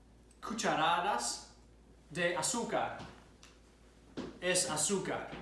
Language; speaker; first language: Spanish; non-native, fluent; English